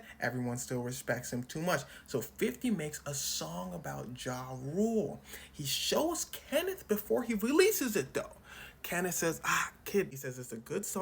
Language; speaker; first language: English; native; English